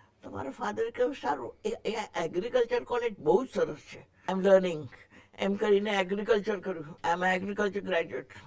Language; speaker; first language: Gujarati; non-native, local second language; Marathi